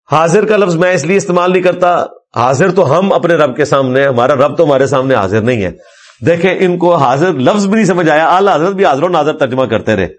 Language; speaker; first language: Urdu; non-native, local second language; Punjabi